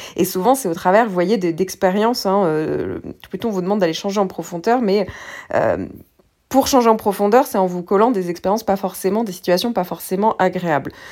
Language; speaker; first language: French; native; French